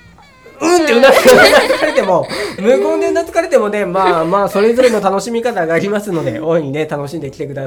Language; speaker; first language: Japanese; native; Japanese